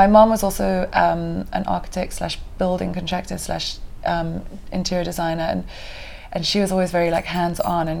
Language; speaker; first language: English; native; English